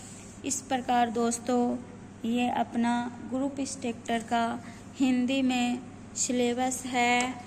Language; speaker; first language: Hindi; native; Hindi